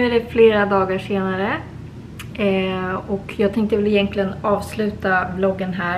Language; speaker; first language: Swedish; native; Swedish